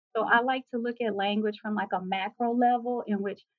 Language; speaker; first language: English; native; English